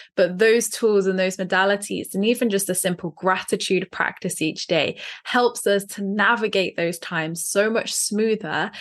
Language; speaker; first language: English; native; English